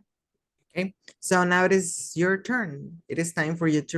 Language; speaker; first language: English; non-native, fluent; Spanish